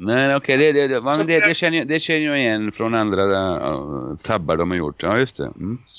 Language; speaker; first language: Swedish; non-native, fluent; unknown